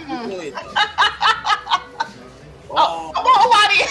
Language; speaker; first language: Japanese; non-native, learner; English